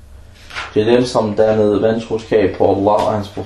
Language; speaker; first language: Danish; early bilingual, other home language; Arabic